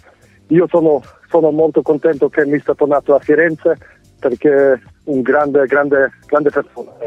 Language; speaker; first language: Italian; non-native, fluent; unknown